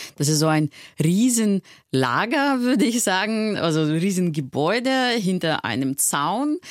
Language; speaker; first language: German; non-native, fluent; Russian